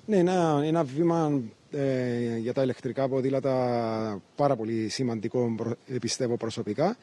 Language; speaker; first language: Greek; native; Greek